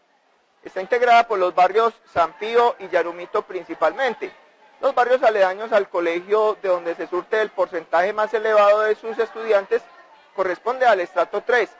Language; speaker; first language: Spanish; native; Spanish